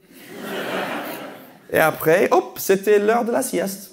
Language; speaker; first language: French; non-native, fluent; English